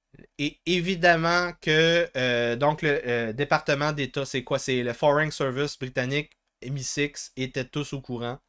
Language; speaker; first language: French; native; French